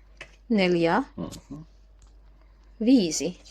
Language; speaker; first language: Finnish; non-native, learner; Filipino